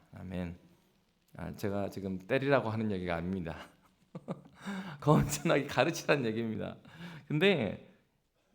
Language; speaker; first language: Korean; native; Korean